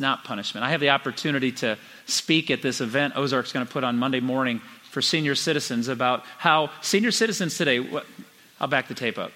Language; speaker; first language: English; native; English